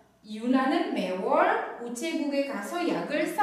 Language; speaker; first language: Korean; non-native, fluent; Indonesian